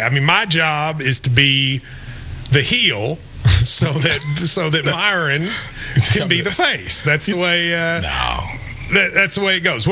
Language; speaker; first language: English; native; English